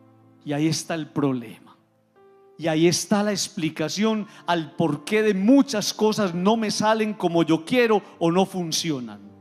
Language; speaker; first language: Spanish; native; Spanish